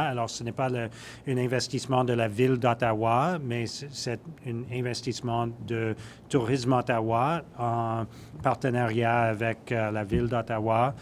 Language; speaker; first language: French; non-native, learner; English